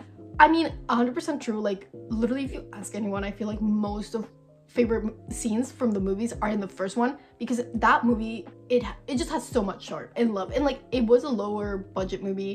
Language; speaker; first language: English; native; English